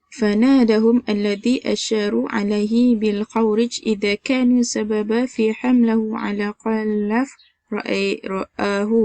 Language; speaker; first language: Arabic; non-native, learner; Malay